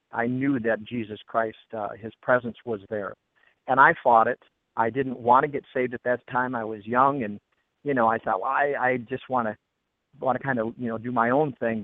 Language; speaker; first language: English; native; English